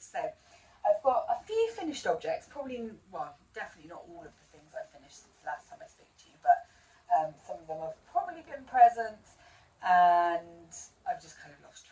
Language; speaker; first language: English; native; English